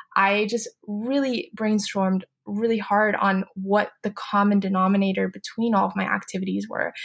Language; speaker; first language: English; non-native, fluent; Chinese